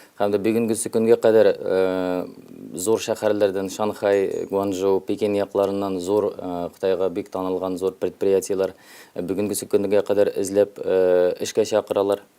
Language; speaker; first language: Tatar; early bilingual, heritage; Tatar